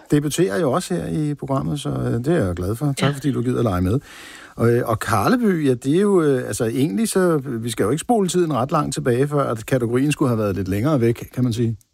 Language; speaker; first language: Danish; native; Danish